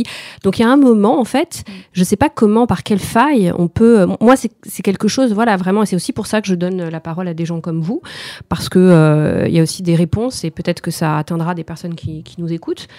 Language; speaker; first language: French; native; French